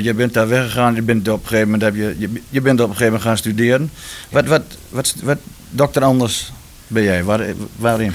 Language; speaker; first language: Dutch; native; Dutch